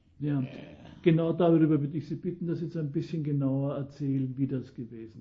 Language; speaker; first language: German; native; German